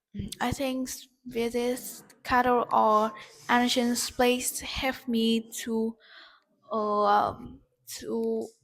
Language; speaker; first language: English; non-native, learner; Vietnamese